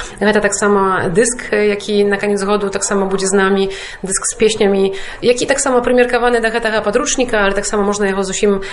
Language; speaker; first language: Polish; non-native, local second language; Belarusian